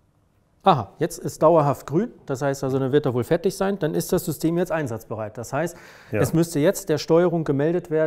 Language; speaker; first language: German; native; German